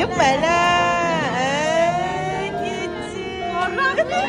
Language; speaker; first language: Malay; native; Malay